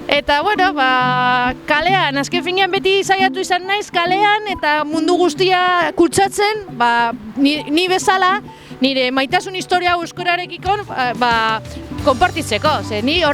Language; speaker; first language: Basque; non-native, local second language; Spanish